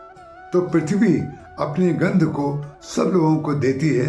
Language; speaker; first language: Hindi; native; Hindi